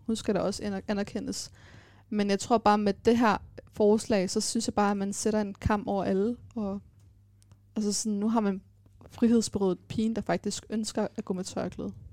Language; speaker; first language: Danish; early bilingual, other home language; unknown